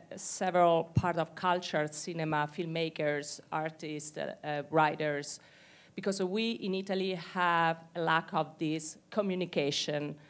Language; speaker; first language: English; non-native, fluent; Italian